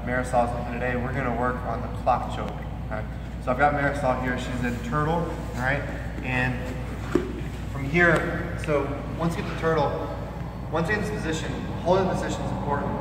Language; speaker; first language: English; native; English